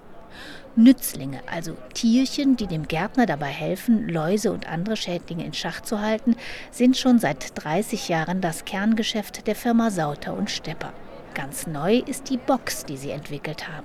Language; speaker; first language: German; native; German